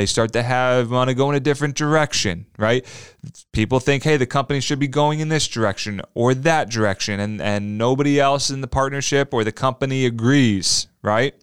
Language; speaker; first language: English; native; English